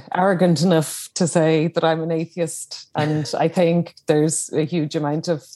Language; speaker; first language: English; native; English